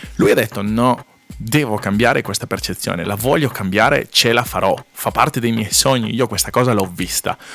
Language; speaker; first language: Italian; non-native, fluent; Spanish